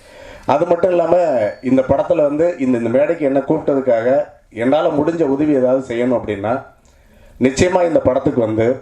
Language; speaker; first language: Tamil; native; Tamil